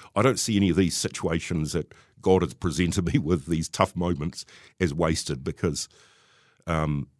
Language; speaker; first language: English; native; English